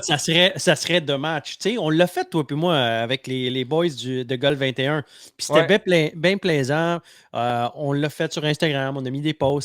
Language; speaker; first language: French; native; French